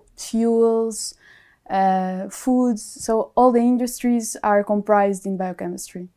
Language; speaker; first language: English; non-native, fluent; Portuguese